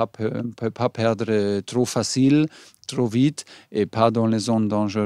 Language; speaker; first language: French; non-native, learner; German